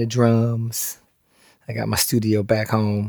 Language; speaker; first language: English; native; English